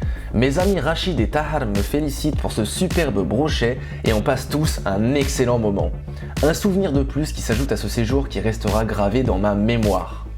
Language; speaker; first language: French; native; French